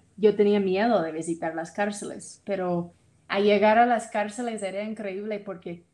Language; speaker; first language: Spanish; non-native, fluent; English